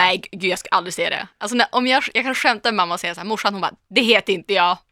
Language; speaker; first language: Swedish; native; Swedish